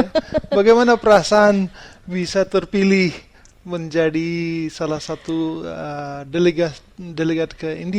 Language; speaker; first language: Indonesian; non-native, fluent; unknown